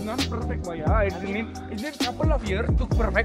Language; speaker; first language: English; non-native, learner; Indonesian